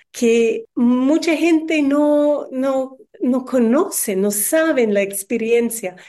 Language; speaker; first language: Spanish; non-native, fluent; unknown